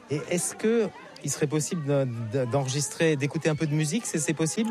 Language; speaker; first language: French; native; French